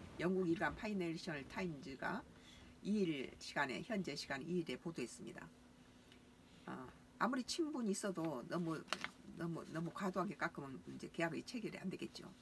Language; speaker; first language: Korean; native; Korean